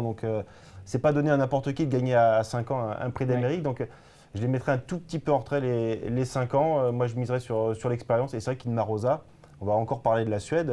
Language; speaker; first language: French; native; French